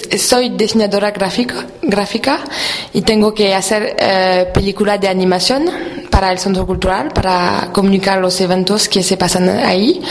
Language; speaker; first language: Spanish; non-native, learner; French